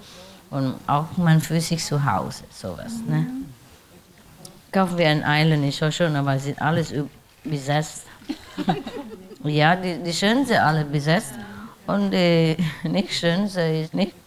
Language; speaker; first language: German; non-native, learner; Vietnamese